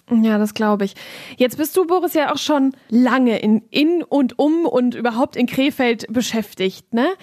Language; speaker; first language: German; native; German